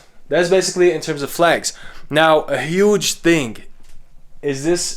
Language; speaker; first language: English; native; English